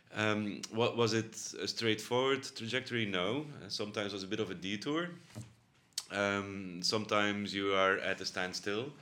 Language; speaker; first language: English; non-native, fluent; Dutch